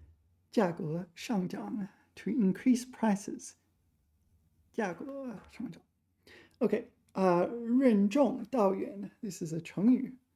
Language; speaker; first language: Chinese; non-native, learner; English